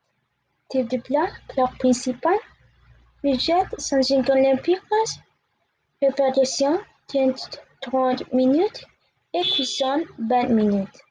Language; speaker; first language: French; non-native, learner; Spanish